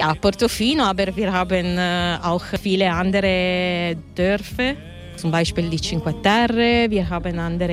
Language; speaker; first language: German; non-native, learner; Italian